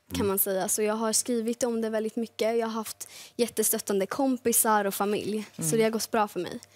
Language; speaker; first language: Swedish; native; Swedish